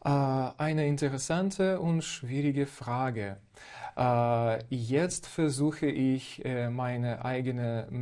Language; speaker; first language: German; non-native, fluent; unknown